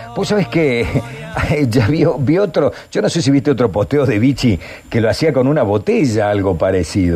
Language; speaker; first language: Spanish; native; Spanish